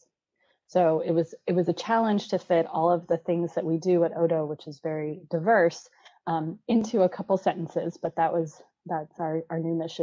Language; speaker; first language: English; native; English